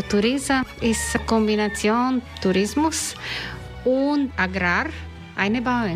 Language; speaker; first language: German; non-native, learner; Croatian